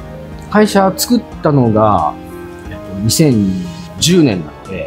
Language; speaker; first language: Japanese; native; Japanese